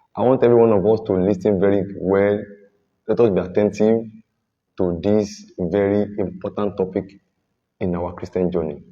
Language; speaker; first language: English; non-native, local second language; Yoruba